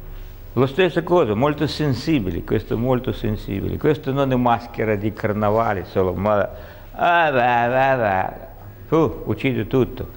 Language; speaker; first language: Italian; non-native, learner; Russian